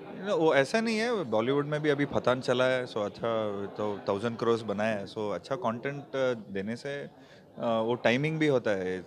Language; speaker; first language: Hindi; non-native, local second language; Tamil